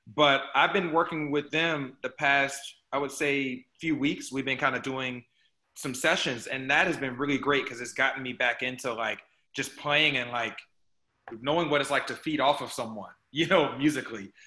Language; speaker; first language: English; native; English